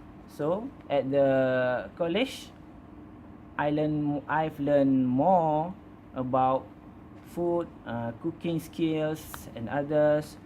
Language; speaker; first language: English; non-native, learner; Malay